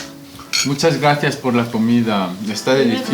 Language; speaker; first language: Spanish; non-native, learner; Korean